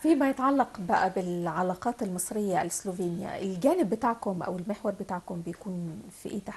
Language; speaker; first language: Arabic; native; Arabic